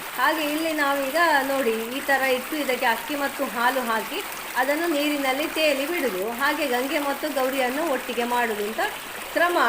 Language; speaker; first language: Kannada; native; Kannada